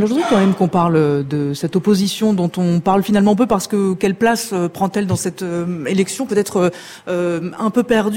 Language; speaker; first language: French; native; French